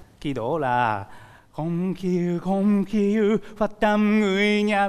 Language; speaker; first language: Vietnamese; non-native, learner; Japanese